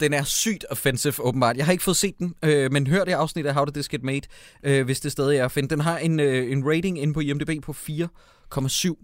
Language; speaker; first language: Danish; native; Danish